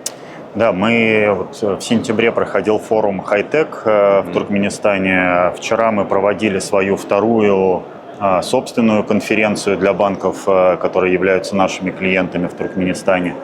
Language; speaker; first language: Russian; native; Russian